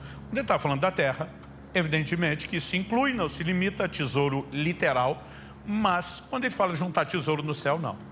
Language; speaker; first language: Portuguese; native; Portuguese